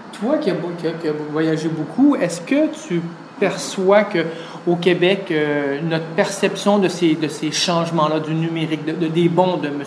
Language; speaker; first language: French; native; French